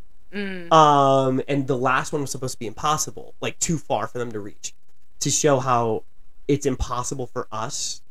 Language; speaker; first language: English; native; English